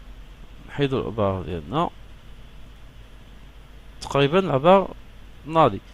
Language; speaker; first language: Arabic; native; Arabic